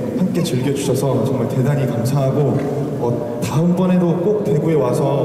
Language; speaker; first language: Korean; native; Korean